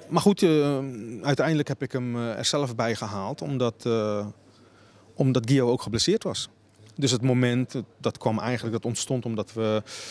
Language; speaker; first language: Dutch; native; Dutch